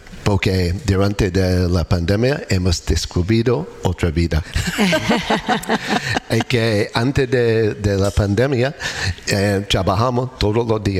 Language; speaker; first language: Spanish; non-native, learner; English